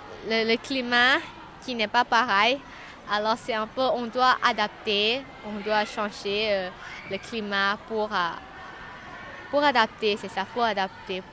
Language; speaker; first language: French; non-native, learner; Lao